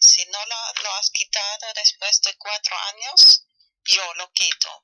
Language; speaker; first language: Spanish; non-native, fluent; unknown